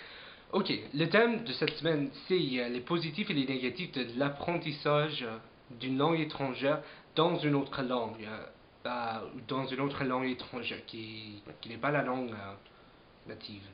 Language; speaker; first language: French; non-native, fluent; English